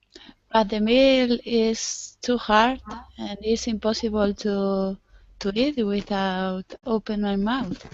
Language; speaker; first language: English; non-native, learner; Spanish